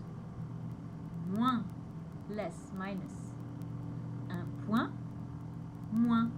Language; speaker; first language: French; native; French